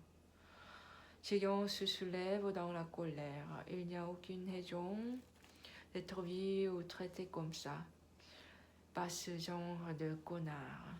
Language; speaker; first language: French; non-native, learner; Korean